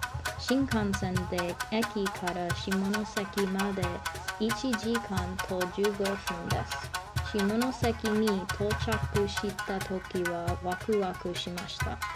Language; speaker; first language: Japanese; non-native, learner; English